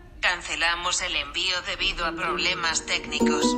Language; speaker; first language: Spanish; non-native, learner; Swedish